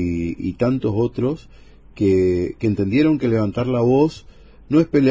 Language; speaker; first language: Spanish; native; Spanish